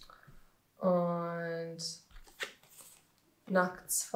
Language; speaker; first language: German; non-native, learner; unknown